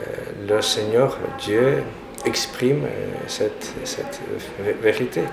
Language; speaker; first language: French; non-native, fluent; Ukrainian